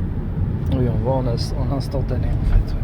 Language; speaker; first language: French; native; French